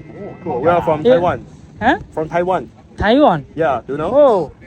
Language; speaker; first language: English; non-native, learner; Chinese